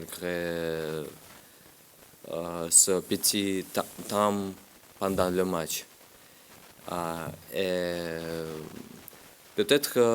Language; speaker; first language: French; non-native, learner; Russian